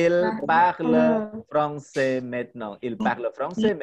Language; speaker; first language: French; non-native, fluent; Indonesian